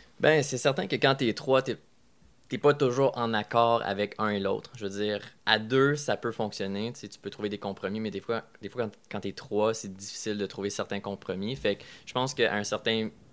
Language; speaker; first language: French; native; French